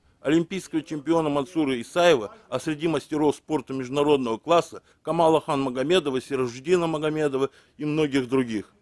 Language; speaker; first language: Russian; native; Russian